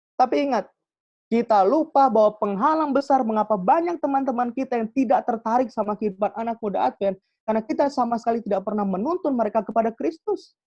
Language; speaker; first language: Indonesian; non-native, local second language; Javanese